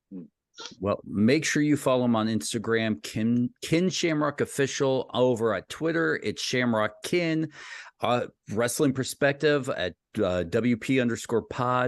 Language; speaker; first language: English; native; English